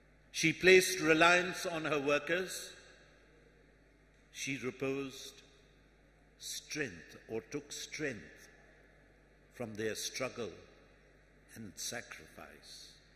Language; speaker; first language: English; non-native, local second language; Urdu